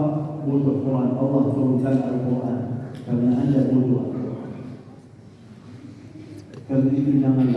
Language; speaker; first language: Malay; non-native, fluent; Arabic